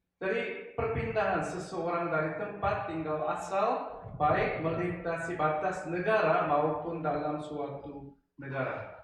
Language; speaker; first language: Indonesian; non-native, fluent; Korean